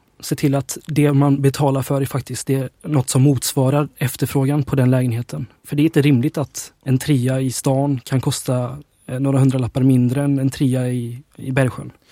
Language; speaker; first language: Swedish; early bilingual, other home language; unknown